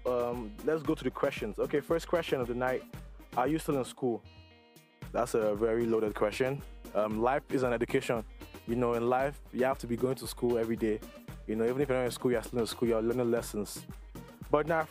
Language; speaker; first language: English; non-native, local second language; Igbo